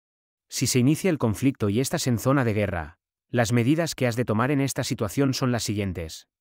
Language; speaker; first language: Spanish; native; Spanish